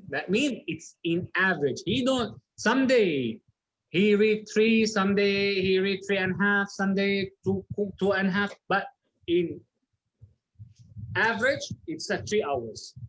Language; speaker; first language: English; non-native, learner; Arabic